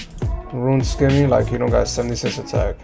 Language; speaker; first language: English; native; English